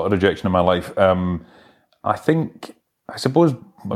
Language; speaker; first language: English; native; English